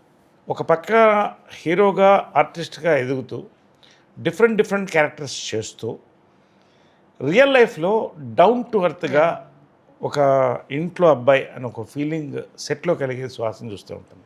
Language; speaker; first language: Telugu; native; Telugu